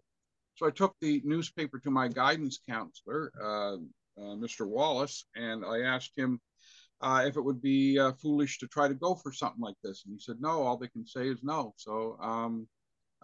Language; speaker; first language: English; native; English